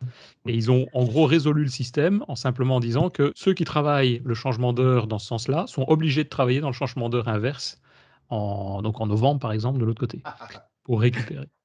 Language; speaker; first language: French; native; French